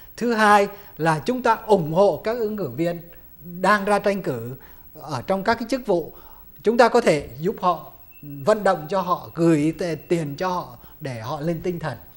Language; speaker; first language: Vietnamese; native; Vietnamese